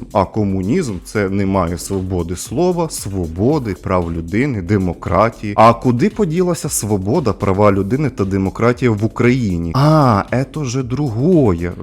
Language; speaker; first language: Ukrainian; non-native, local second language; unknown